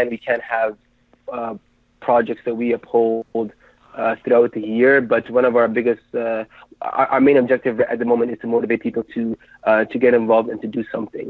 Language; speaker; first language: English; native; English